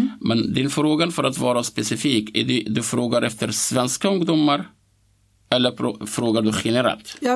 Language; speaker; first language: Swedish; non-native, fluent; Arabic